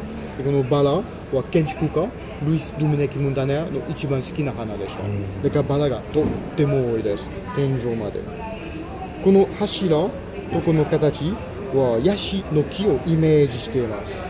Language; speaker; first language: Japanese; non-native, fluent; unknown